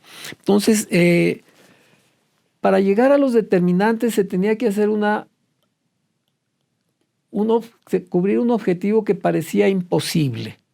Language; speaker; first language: Spanish; native; Spanish